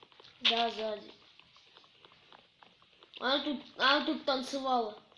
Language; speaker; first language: Russian; native; Russian